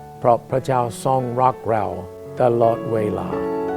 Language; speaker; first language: Thai; non-native, fluent; English